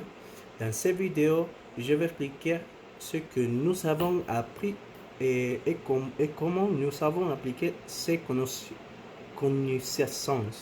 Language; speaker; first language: French; non-native, learner; Spanish